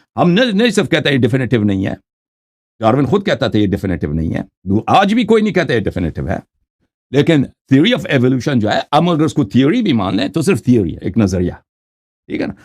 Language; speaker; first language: Urdu; non-native, fluent; Persian